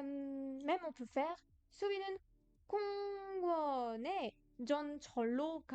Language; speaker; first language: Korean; non-native, fluent; French